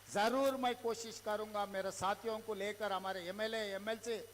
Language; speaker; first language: Hindi; non-native, local second language; Telugu